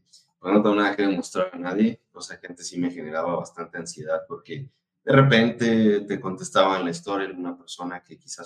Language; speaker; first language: Spanish; native; Spanish